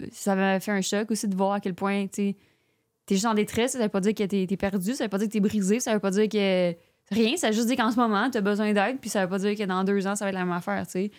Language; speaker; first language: French; native; French